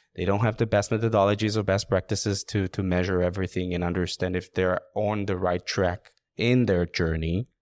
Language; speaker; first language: English; non-native, fluent; Hebrew